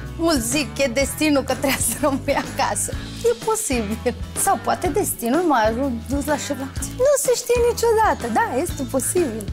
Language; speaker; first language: Romanian; native; Romanian